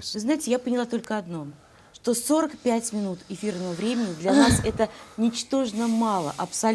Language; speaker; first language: Russian; native; Russian